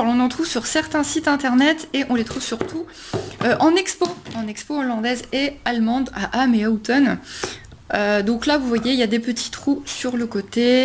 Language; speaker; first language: French; native; French